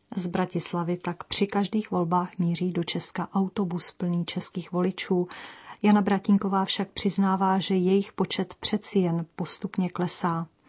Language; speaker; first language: Czech; native; Czech